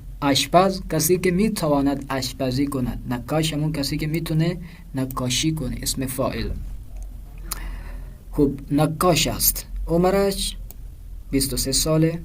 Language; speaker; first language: Persian; non-native, fluent; Urdu